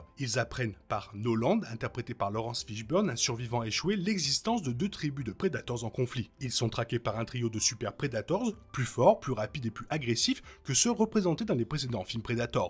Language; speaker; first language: French; native; French